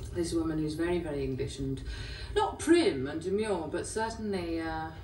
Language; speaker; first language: English; native; English